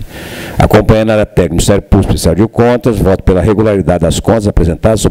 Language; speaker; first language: Portuguese; native; Portuguese